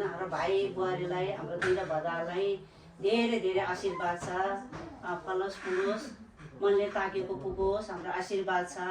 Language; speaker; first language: Nepali; non-native, local second language; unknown